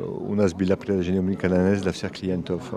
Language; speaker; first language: Russian; non-native, learner; French